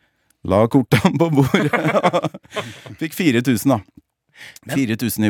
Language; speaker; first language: Norwegian; native; Norwegian